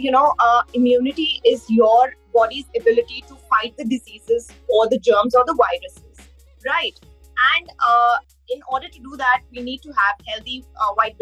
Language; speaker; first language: English; non-native, local second language; Hindi